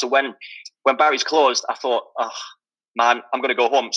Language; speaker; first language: English; native; English